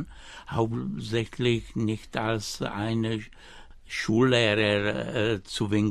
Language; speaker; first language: German; non-native, fluent; Czech